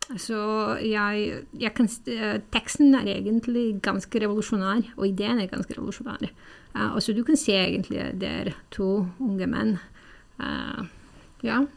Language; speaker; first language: Norwegian; non-native, fluent; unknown